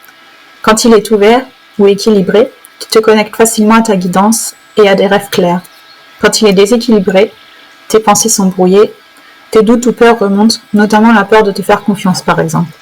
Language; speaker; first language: French; native; French